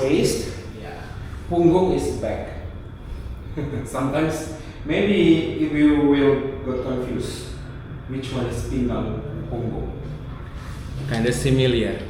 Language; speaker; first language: English; non-native, local second language; Indonesian